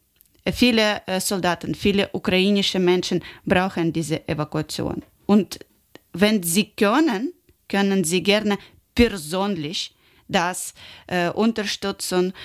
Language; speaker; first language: German; non-native, learner; Ukrainian